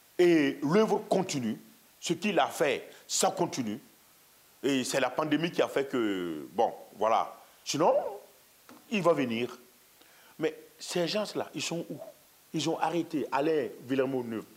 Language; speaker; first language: French; non-native, local second language; Mossi